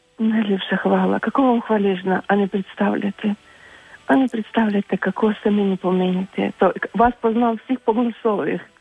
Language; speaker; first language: Slovenian; non-native, fluent; Ukrainian